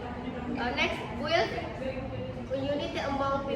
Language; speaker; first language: English; non-native, learner; Indonesian